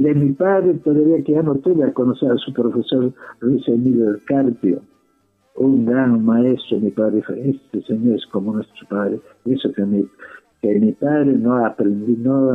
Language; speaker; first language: Spanish; non-native, local second language; Quechua